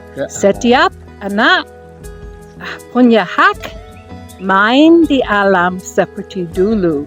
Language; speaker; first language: Indonesian; non-native, learner; English